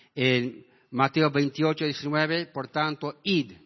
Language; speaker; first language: Spanish; non-native, fluent; English